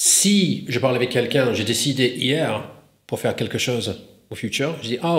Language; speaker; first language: French; non-native, fluent; English